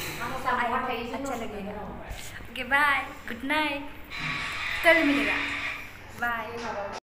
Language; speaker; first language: Hindi; non-native, local second language; Bodo